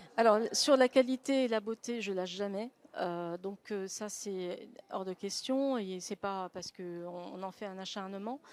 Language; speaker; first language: French; non-native, local second language; Arabic